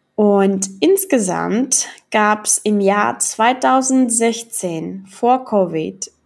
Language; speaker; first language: German; non-native, fluent; Czech